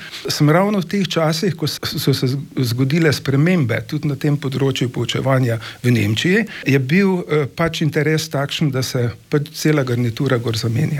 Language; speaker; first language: Slovenian; native; Slovenian